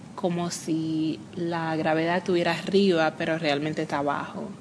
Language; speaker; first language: Spanish; native; Spanish